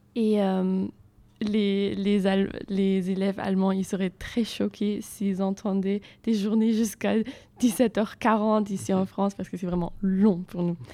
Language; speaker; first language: French; non-native, fluent; German